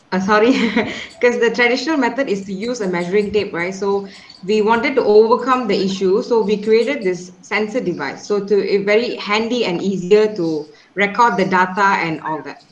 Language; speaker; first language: English; non-native, local second language; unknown